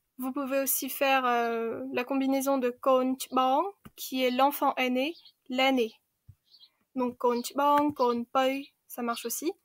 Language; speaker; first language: French; early bilingual, other home language; Khmer